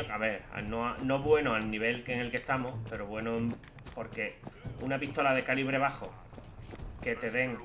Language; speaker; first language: Spanish; native; Spanish